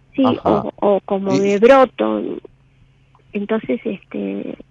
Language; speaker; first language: Spanish; native; Spanish